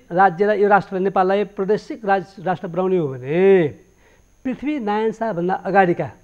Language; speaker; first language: Nepali; native; Nepali